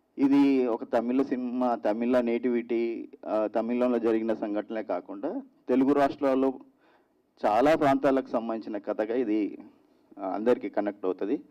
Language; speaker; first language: Telugu; native; Telugu